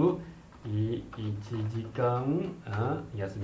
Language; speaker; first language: Japanese; non-native, learner; Malay